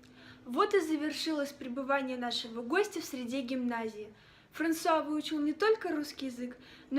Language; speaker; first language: Russian; native; Russian